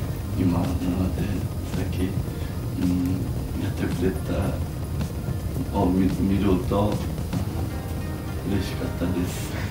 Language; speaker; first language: Japanese; non-native, learner; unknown